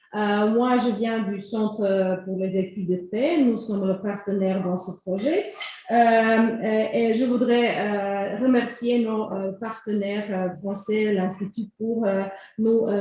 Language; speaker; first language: French; non-native, fluent; Croatian